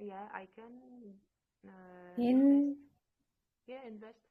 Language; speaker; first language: English; non-native, learner; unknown